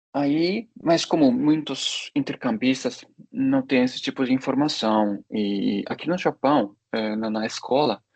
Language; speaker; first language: Portuguese; non-native, fluent; Japanese